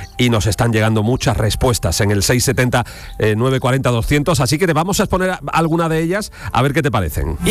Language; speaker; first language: Spanish; native; Spanish